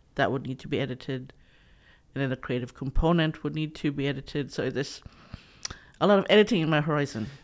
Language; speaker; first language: English; non-native, local second language; Cebuano